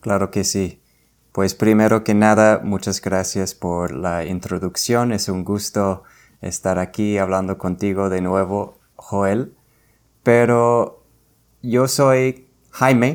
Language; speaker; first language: Spanish; non-native, fluent; English